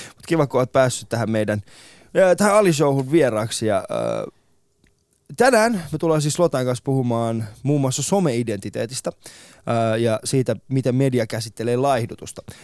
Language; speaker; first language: Finnish; early bilingual, other home language; Persian